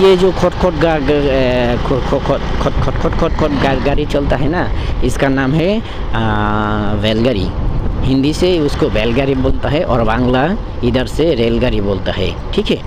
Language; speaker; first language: Hindi; non-native, learner; Bangla